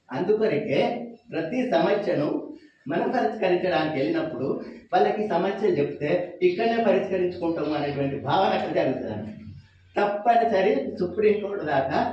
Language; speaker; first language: Telugu; native; Telugu